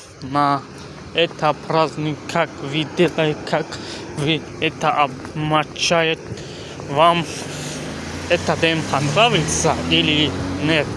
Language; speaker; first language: Russian; non-native, learner; Tajik